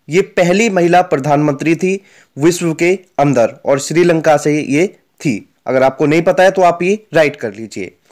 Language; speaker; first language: Hindi; native; Hindi